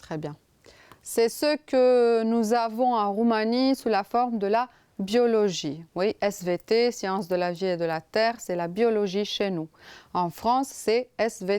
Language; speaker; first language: French; non-native, fluent; Romanian